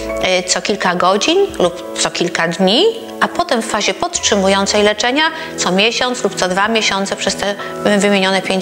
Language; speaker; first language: Polish; native; Polish